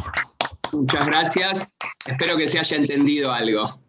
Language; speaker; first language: Spanish; native; Spanish